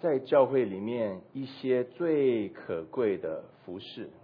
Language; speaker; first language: Chinese; native; Chinese